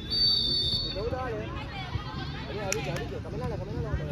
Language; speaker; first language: Spanish; native; Spanish